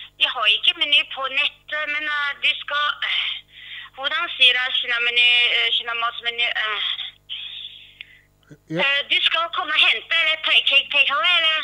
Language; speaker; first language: Norwegian; non-native, learner; Chinese